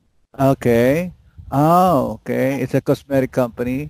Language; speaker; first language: English; non-native, local second language; Filipino